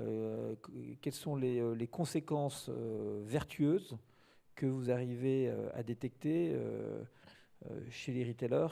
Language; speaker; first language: French; native; French